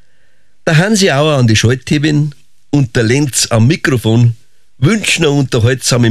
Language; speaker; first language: German; native; German